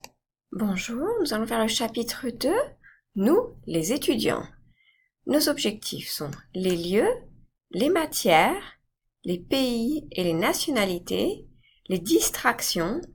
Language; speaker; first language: French; non-native, fluent; English